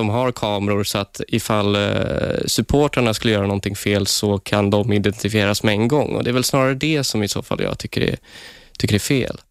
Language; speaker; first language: Swedish; native; Swedish